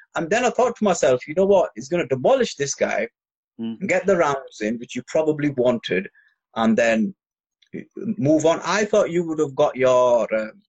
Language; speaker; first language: English; native; English